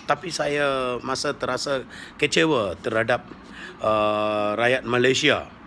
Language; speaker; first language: Malay; non-native, local second language; Tamil